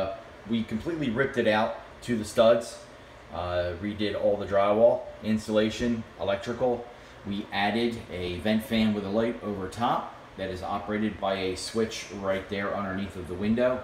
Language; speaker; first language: English; native; English